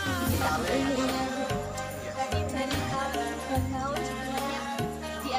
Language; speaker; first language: Indonesian; non-native, local second language; Javanese